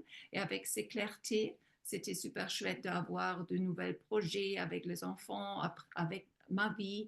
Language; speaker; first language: French; non-native, fluent; German